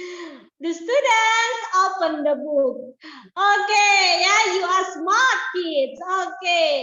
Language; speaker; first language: English; non-native, learner; Indonesian